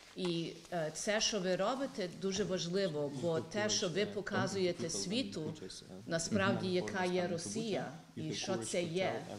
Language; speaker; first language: Ukrainian; early bilingual, heritage; Ukrainian